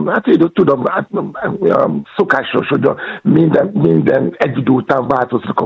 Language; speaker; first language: Hungarian; non-native, fluent; Yoruba